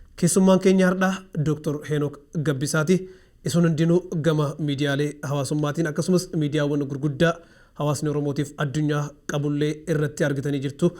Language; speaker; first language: Oromo; native; Oromo